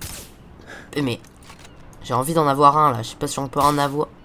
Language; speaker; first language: French; native; French